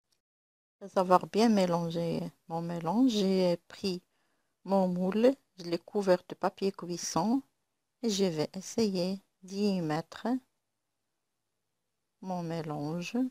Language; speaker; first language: French; non-native, local second language; Arabic